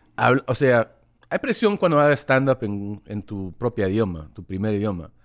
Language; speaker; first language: Spanish; early bilingual, heritage; English